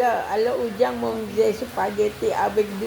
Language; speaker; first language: French; non-native, learner; Indonesian